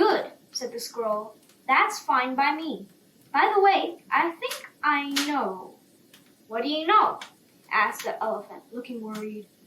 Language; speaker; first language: English; non-native, fluent; Korean